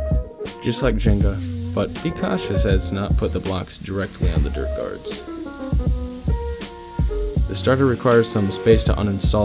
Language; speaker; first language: English; native; English